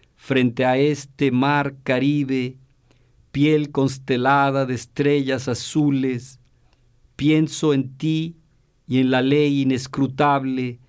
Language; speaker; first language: English; non-native, fluent; Spanish